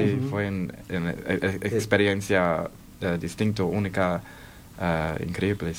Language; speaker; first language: Spanish; non-native, learner; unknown